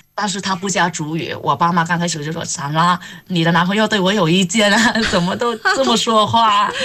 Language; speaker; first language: Chinese; non-native, fluent; Vietnamese